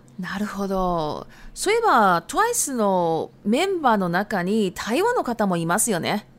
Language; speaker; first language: Japanese; non-native, fluent; Chinese